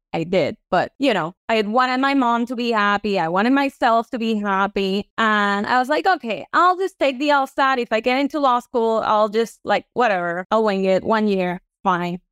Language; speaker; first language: English; non-native, fluent; Spanish